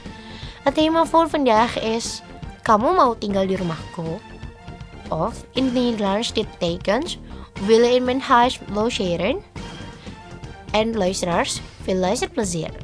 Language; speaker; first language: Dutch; non-native, learner; Indonesian